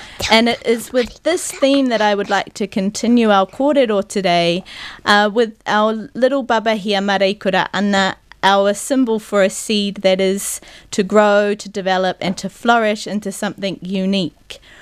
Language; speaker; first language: English; native; English